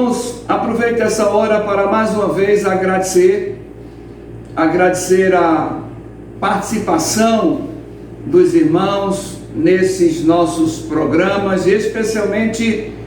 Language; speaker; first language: Portuguese; native; Portuguese